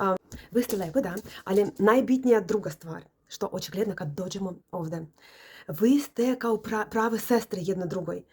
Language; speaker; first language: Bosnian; non-native, learner; Russian